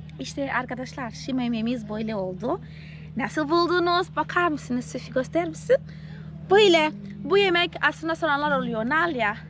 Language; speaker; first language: Turkish; non-native, fluent; Portuguese